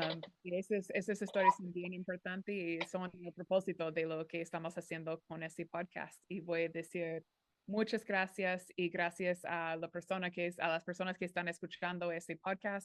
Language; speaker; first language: Spanish; non-native, fluent; English